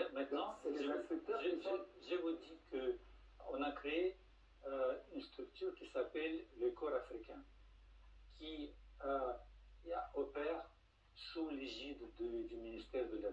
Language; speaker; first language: French; non-native, fluent; Russian